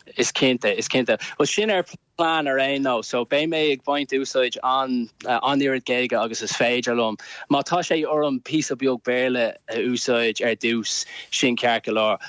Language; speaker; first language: Irish; non-native, local second language; English